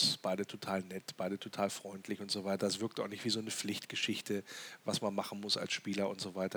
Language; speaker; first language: German; native; German